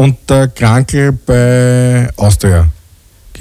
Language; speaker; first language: German; native; German